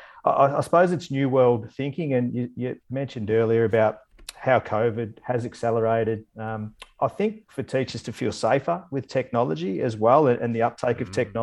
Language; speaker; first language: English; native; English